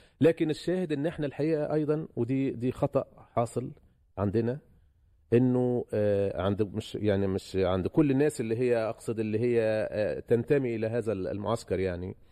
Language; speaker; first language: Arabic; native; Arabic